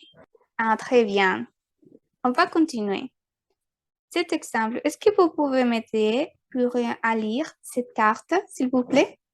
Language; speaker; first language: French; non-native, fluent; Spanish